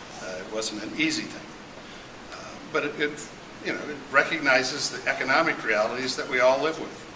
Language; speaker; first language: English; native; English